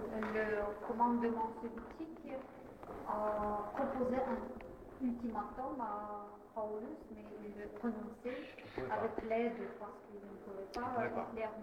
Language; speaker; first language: French; non-native, fluent; Russian